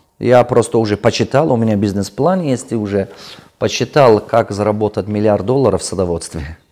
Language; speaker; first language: Russian; non-native, local second language; Tajik